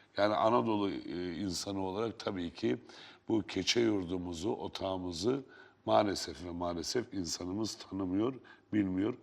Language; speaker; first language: Turkish; native; Turkish